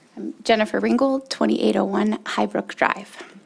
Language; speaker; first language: English; native; English